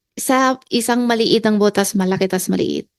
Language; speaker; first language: Filipino; non-native, learner; Chinese